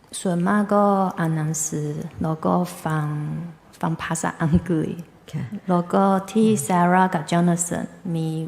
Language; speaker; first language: Thai; non-native, fluent; Chinese